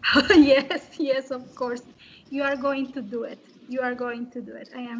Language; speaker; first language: English; non-native, fluent; Spanish